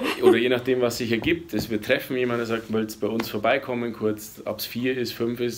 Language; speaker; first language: German; native; German